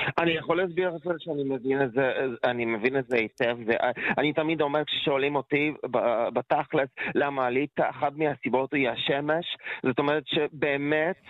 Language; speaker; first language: Hebrew; non-native, fluent; Polish